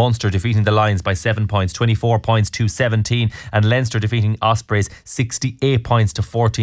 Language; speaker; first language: English; native; English